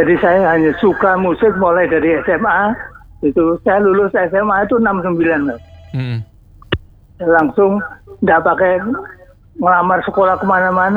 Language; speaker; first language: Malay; non-native, local second language; Javanese